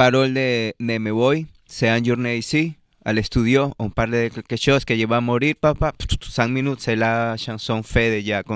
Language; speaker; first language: French; non-native, learner; Spanish